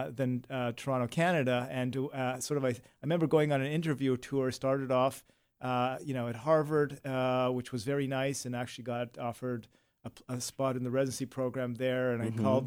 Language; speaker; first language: English; native; English